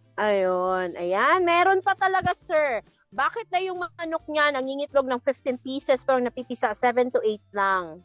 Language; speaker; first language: Filipino; non-native, local second language; Cebuano